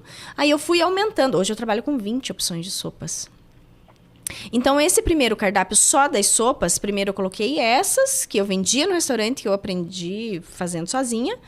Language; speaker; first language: Portuguese; native; Portuguese